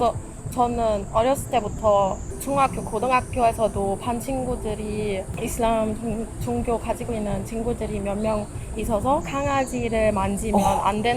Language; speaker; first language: Korean; non-native, fluent; German